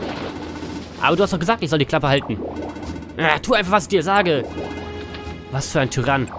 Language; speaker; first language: German; native; German